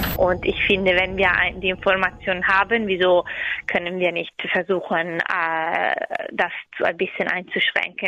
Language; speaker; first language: German; non-native, learner; Italian